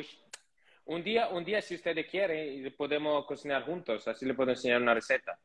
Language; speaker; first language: Spanish; non-native, fluent; Italian